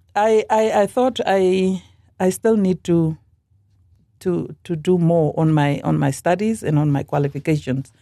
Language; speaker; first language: English; non-native, local second language; Afrikaans